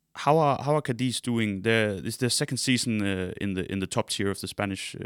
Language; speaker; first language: English; non-native, fluent; Danish